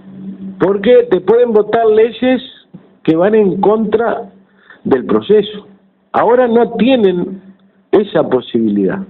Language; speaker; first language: Spanish; native; Spanish